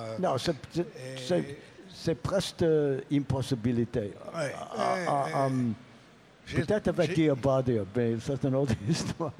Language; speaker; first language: French; non-native, learner; English